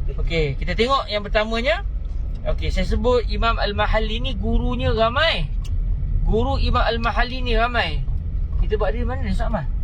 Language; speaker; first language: Malay; native; Malay